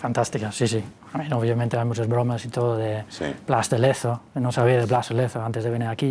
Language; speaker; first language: Spanish; non-native, fluent; English